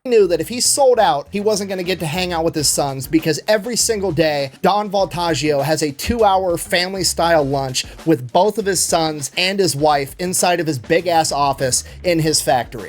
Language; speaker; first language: English; native; English